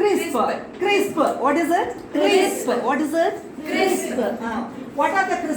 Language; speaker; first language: English; non-native, local second language; Tamil